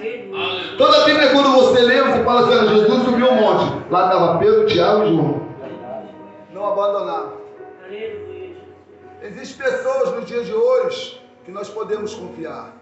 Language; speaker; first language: Portuguese; native; Portuguese